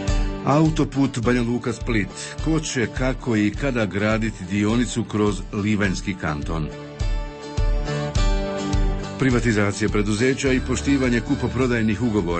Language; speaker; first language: Croatian; native; Croatian